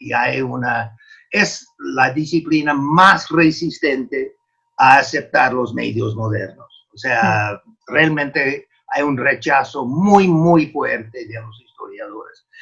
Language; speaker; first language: Spanish; non-native, fluent; English